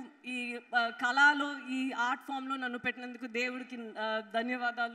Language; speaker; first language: Telugu; non-native, fluent; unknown